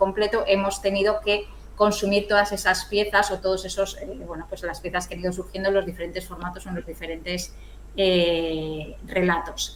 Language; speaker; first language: Spanish; native; Spanish